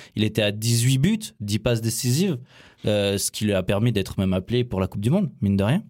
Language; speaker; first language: French; native; French